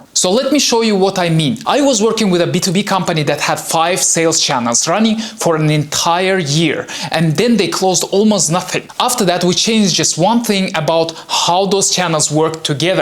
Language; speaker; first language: English; non-native, fluent; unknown